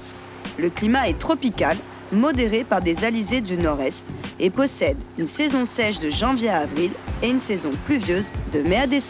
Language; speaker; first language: French; native; French